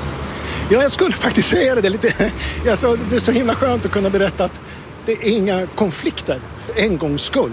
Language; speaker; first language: Swedish; native; Swedish